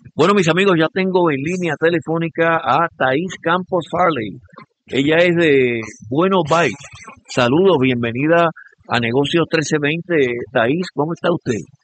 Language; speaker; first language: Spanish; native; Spanish